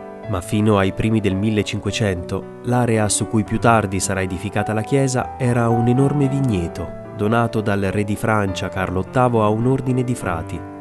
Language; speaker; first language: Italian; native; Italian